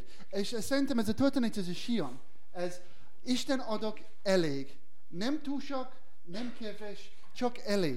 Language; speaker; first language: Hungarian; non-native, learner; English